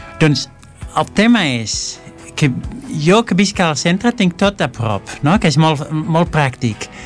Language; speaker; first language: Catalan; non-native, fluent; Dutch